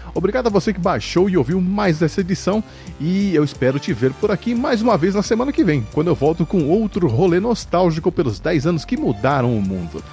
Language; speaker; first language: Portuguese; native; Portuguese